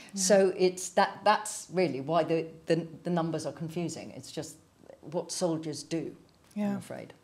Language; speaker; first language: English; native; English